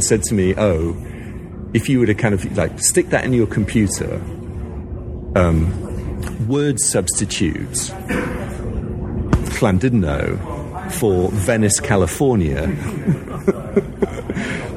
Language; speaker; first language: English; native; English